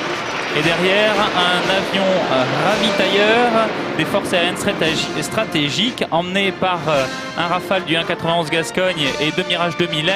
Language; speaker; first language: French; native; French